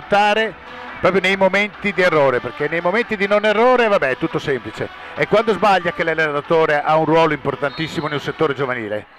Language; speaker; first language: Italian; native; Italian